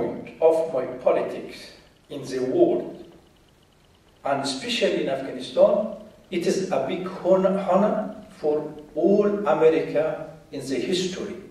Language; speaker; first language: English; non-native, fluent; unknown